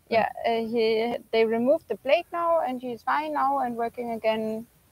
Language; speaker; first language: English; non-native, fluent; German